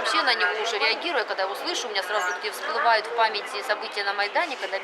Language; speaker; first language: Russian; native; Russian